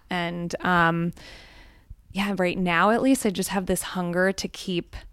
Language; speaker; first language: English; early bilingual, other home language; Gujarati